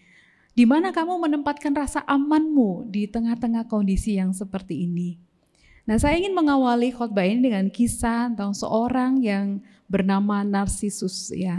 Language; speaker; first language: Indonesian; native; Indonesian